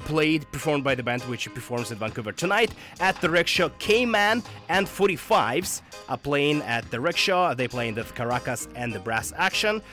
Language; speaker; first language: English; non-native, fluent; Russian